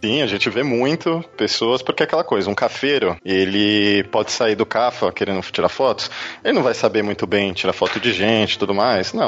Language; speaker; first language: Portuguese; native; Portuguese